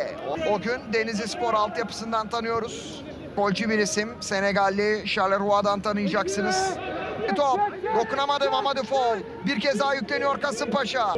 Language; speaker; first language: Turkish; native; Turkish